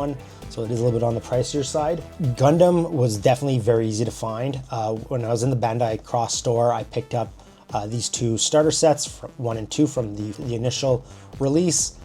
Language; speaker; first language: English; native; English